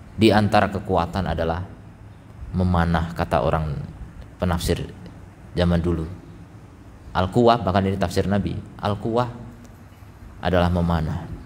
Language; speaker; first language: Indonesian; native; Indonesian